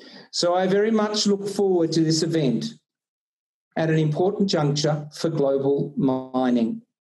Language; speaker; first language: English; native; English